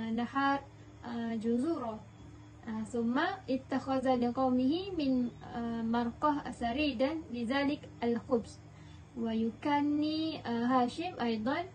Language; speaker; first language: Arabic; non-native, learner; Malay